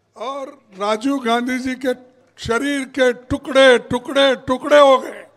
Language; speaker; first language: Hindi; non-native, local second language; Kannada